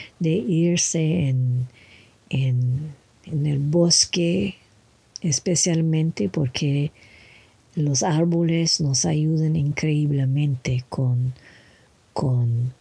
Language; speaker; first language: Spanish; non-native, learner; English